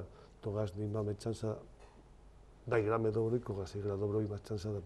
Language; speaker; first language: Macedonian; non-native, learner; Spanish